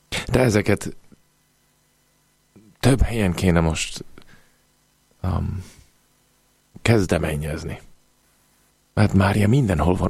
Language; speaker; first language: Hungarian; non-native, fluent; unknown